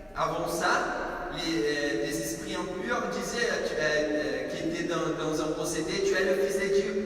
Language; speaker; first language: French; non-native, fluent; Portuguese